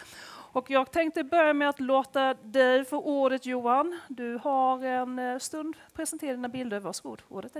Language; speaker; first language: Swedish; native; Swedish